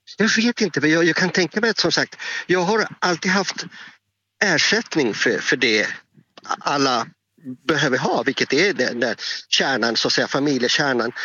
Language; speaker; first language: Swedish; non-native, fluent; Spanish